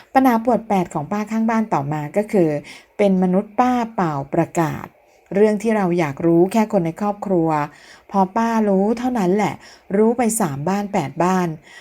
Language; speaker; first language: Thai; native; Thai